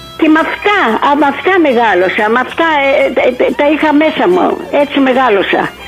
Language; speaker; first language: Greek; native; Greek